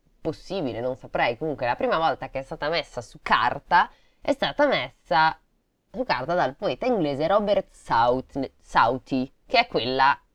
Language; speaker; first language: Italian; native; Italian